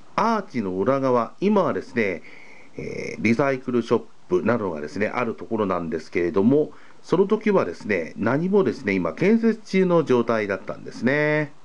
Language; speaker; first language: Japanese; native; Japanese